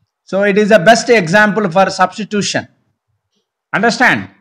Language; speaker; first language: English; non-native, local second language; Telugu